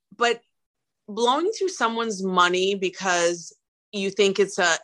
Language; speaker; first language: English; native; English